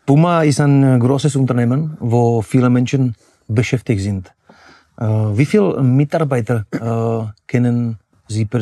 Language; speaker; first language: German; non-native, fluent; Czech